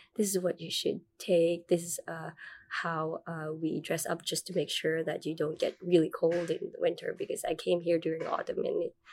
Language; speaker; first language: English; non-native, local second language; Filipino